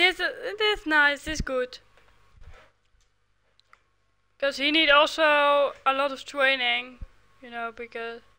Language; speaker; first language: English; non-native, learner; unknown